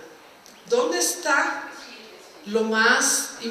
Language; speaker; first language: Spanish; non-native, fluent; Portuguese